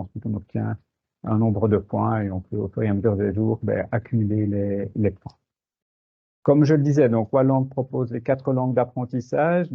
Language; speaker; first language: French; native; French